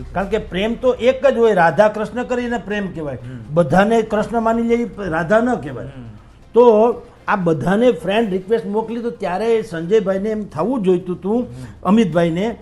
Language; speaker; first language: Gujarati; native; Gujarati